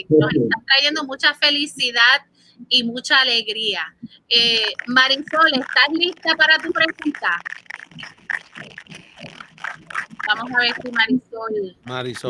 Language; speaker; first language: Spanish; early bilingual, heritage; Spanish